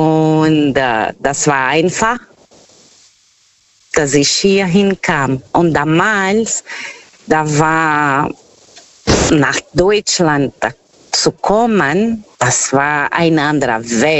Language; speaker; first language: German; non-native, learner; Portuguese